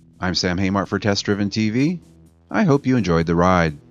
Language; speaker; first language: English; native; English